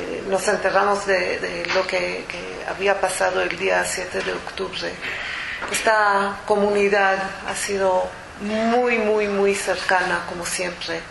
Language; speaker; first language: Spanish; non-native, fluent; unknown